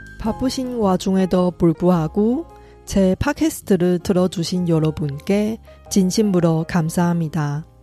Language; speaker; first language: Korean; non-native, fluent; Chinese